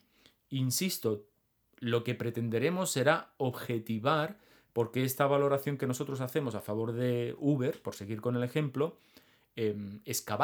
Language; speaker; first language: Spanish; native; Spanish